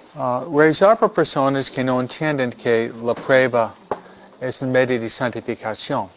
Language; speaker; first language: Spanish; non-native, fluent; English